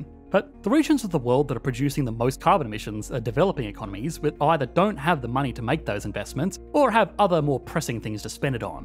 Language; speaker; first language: English; native; English